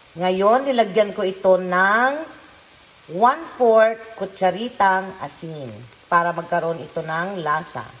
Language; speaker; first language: Filipino; non-native, local second language; Iloko